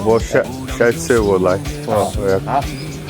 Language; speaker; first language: Chinese; non-native, fluent; English